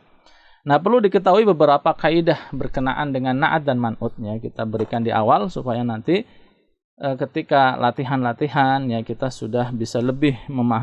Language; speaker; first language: Indonesian; native; Indonesian